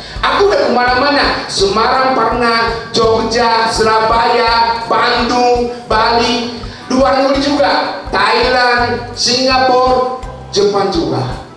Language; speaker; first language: Indonesian; non-native, fluent; Japanese